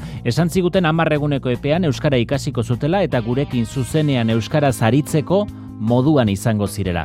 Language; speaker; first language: Basque; native; Basque